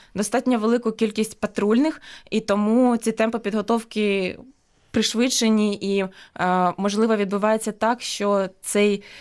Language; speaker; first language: Ukrainian; native; Ukrainian